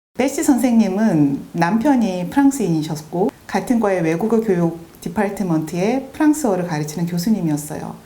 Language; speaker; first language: Korean; native; Korean